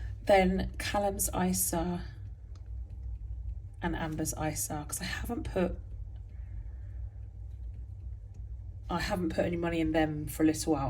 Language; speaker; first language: English; native; English